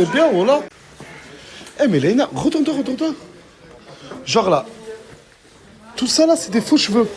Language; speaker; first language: French; native; French